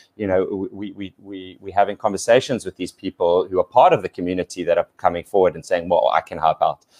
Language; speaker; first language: English; native; English